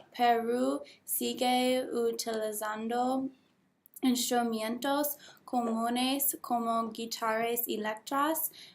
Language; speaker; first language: Spanish; non-native, learner; English